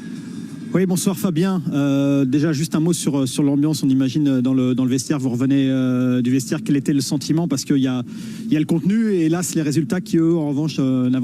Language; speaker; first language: French; native; French